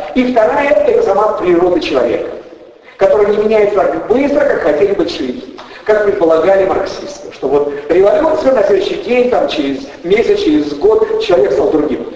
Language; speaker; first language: Russian; native; Russian